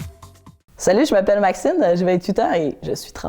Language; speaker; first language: French; native; French